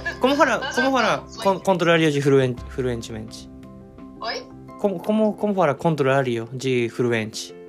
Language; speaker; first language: Portuguese; non-native, learner; Japanese